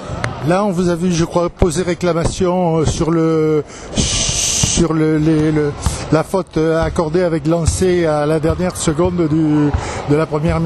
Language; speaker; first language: French; native; French